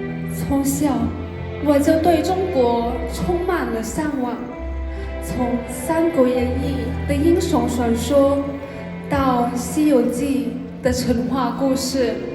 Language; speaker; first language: Chinese; non-native, fluent; Lao